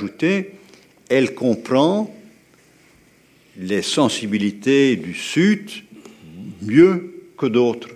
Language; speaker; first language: French; native; French